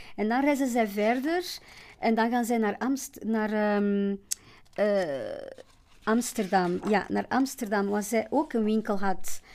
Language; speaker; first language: Dutch; non-native, fluent; Portuguese